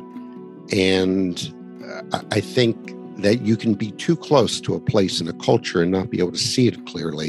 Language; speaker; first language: English; native; English